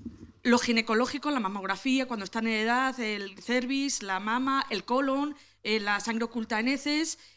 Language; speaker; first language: Spanish; native; Spanish